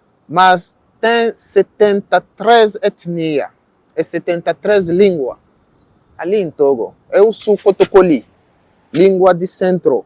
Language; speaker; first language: Portuguese; non-native, learner; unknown